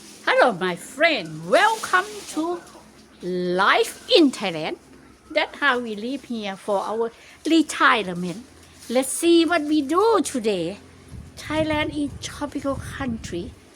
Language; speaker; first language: English; non-native, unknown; Thai